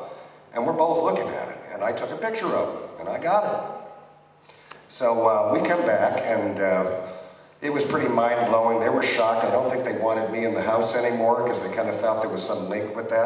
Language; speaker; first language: English; native; English